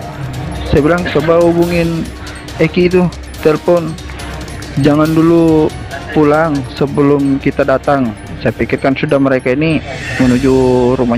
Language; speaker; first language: Indonesian; native; Indonesian